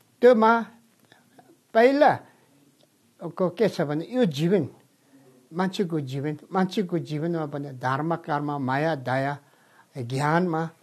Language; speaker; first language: Nepali; non-native, fluent; Tibetan